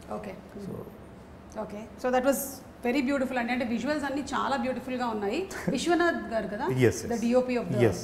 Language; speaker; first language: Telugu; native; Telugu